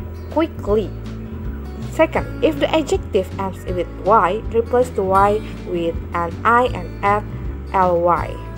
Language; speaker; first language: English; non-native, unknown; Indonesian